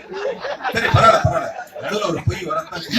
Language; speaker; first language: Tamil; native; Tamil